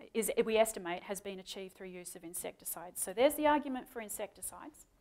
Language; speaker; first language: English; native; English